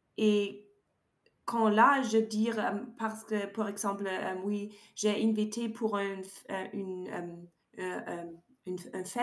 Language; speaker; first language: French; non-native, learner; German